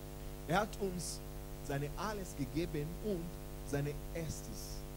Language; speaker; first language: German; non-native, learner; English